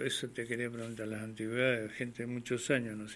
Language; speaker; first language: Spanish; native; Spanish